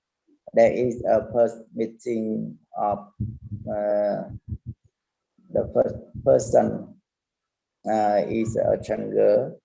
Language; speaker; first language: English; non-native, learner; Khmer